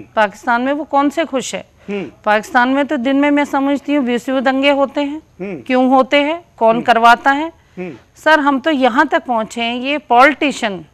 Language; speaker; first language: Hindi; native; Hindi